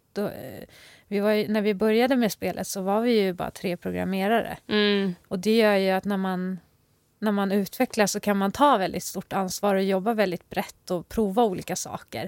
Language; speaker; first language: Swedish; early bilingual, other home language; Persian